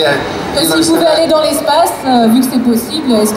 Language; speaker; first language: French; native; French